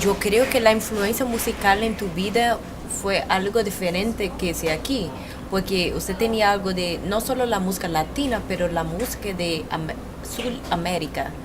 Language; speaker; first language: Spanish; non-native, learner; Portuguese